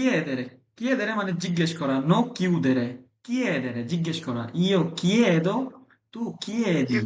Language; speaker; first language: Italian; non-native, fluent; Bangla